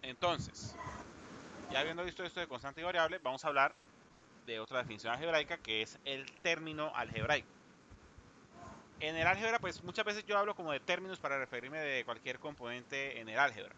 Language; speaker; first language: Spanish; native; Spanish